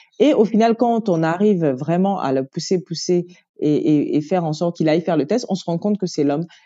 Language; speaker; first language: French; native; French